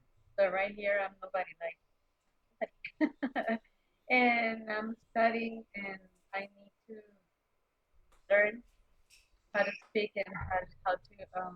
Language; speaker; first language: English; non-native, learner; Spanish